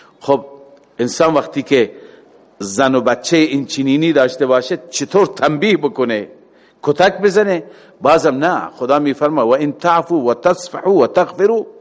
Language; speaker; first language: Persian; native; Persian